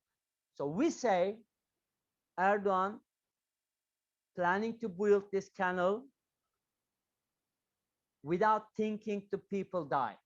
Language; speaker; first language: English; non-native, learner; Turkish